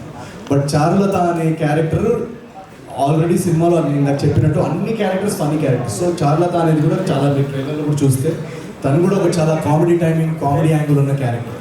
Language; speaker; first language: Telugu; native; Telugu